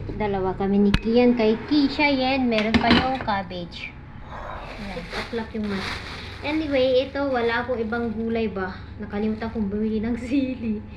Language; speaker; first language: Filipino; non-native, local second language; Iloko